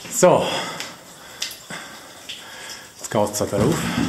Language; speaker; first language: German; native; German